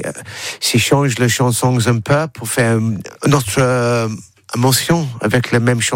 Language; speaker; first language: French; non-native, learner; English